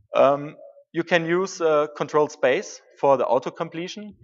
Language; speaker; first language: English; non-native, fluent; German